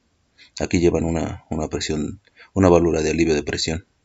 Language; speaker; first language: Spanish; native; Spanish